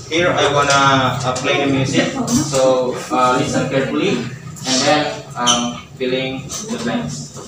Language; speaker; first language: English; non-native, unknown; Indonesian